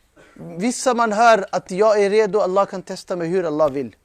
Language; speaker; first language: Swedish; non-native, fluent; Urdu